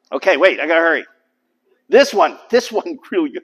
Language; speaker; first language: English; native; English